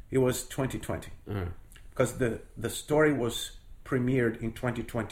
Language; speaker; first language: English; non-native, fluent; Portuguese